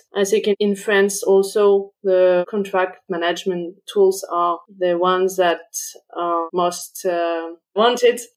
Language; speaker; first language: English; non-native, fluent; French